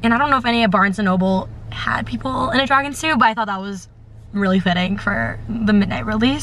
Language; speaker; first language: English; native; English